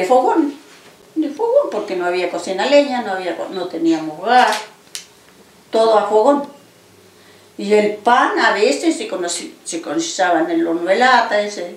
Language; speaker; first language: Spanish; native; Spanish